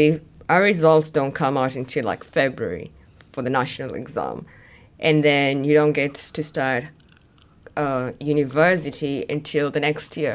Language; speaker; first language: English; non-native, local second language; Kamba